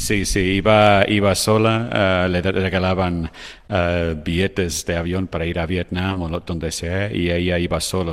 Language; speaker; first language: Spanish; non-native, fluent; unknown